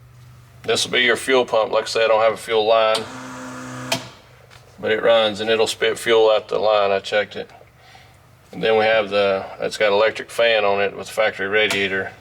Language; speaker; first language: English; native; English